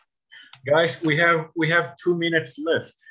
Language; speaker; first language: English; non-native, learner; Spanish